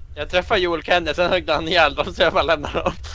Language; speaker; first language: Swedish; native; Swedish